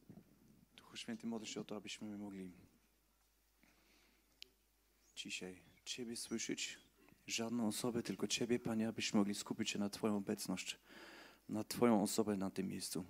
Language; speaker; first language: Polish; non-native, fluent; German